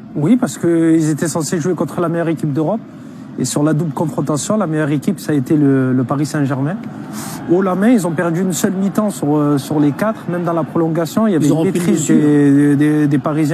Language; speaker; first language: French; native; French